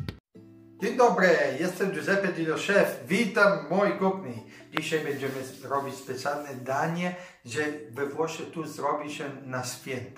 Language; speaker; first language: Polish; non-native, learner; Italian